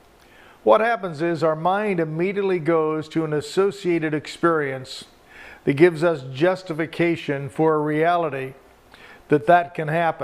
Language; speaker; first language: English; native; English